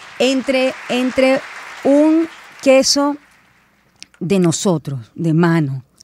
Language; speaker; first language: Spanish; native; Spanish